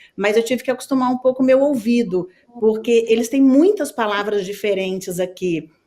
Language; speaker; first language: Portuguese; native; Portuguese